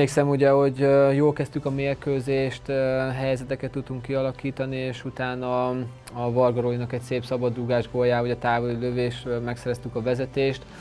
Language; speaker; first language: Hungarian; native; Hungarian